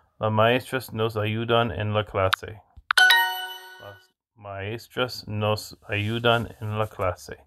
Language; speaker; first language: Spanish; non-native, learner; English